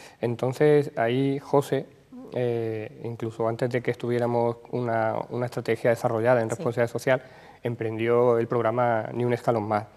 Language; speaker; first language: Spanish; native; Spanish